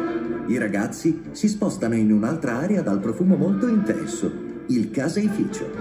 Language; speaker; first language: Italian; native; Italian